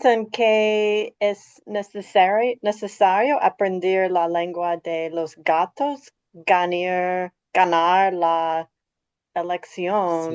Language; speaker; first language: Spanish; non-native, fluent; English